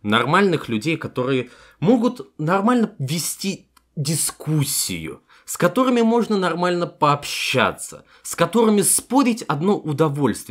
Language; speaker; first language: Russian; native; Russian